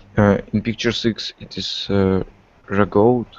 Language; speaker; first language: English; non-native, learner; Russian